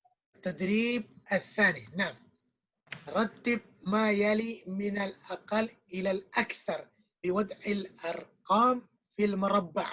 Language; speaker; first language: Arabic; non-native, fluent; Indonesian